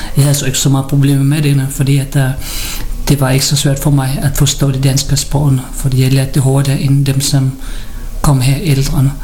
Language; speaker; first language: Danish; early bilingual, other home language; Filipino